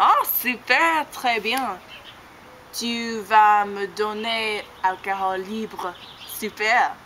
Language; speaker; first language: French; non-native, learner; English